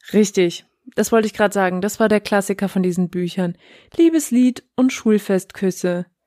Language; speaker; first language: German; native; German